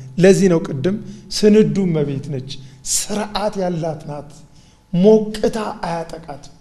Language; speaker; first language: Amharic; native; Amharic